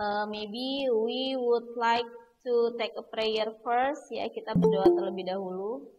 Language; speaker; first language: English; non-native, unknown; Indonesian